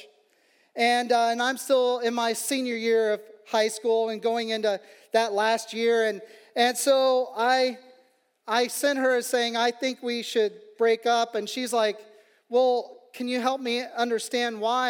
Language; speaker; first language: English; native; English